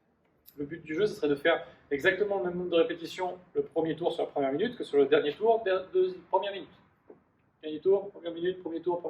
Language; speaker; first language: French; native; French